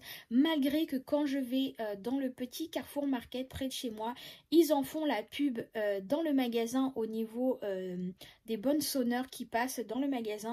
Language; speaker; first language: French; native; French